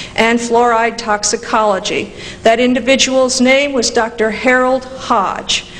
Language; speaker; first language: English; native; English